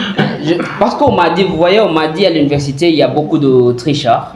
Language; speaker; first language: French; non-native, fluent; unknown